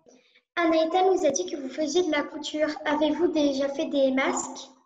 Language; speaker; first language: French; early bilingual, heritage; French